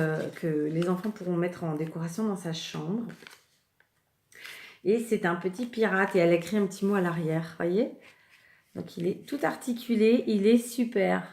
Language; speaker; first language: French; native; French